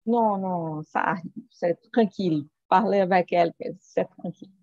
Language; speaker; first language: French; non-native, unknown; Portuguese